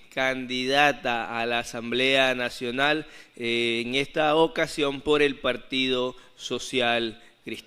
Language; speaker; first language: Spanish; native; Spanish